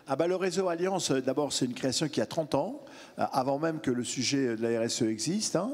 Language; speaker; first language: French; native; French